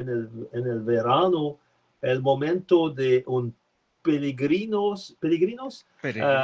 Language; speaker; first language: Spanish; non-native, learner; French